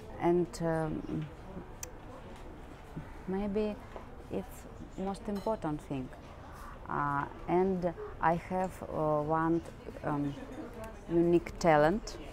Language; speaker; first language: English; non-native, learner; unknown